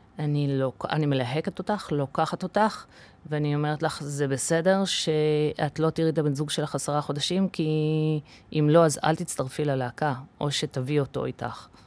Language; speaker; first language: Hebrew; early bilingual, other home language; English